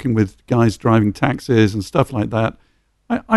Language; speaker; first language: English; native; English